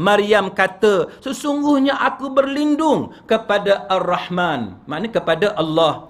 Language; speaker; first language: Malay; native; Malay